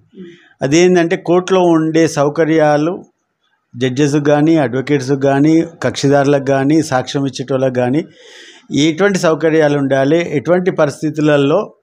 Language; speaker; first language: Telugu; native; Telugu